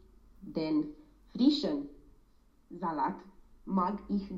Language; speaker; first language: German; non-native, learner; Romanian